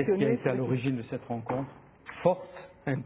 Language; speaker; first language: French; native; French